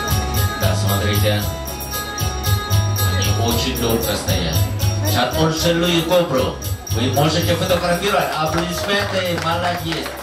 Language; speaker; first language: Russian; non-native, learner; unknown